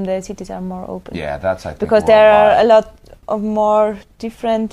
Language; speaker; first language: English; non-native, fluent; German